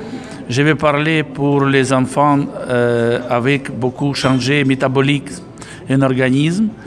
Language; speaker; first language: French; non-native, learner; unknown